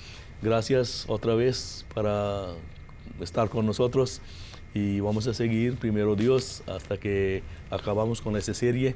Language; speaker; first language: Spanish; non-native, fluent; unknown